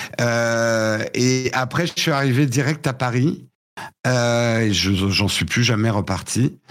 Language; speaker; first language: French; early bilingual, other home language; English